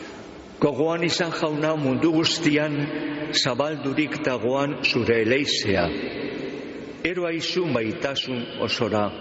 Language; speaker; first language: Basque; native; Basque